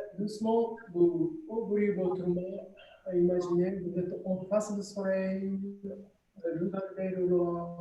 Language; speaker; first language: French; non-native, fluent; Japanese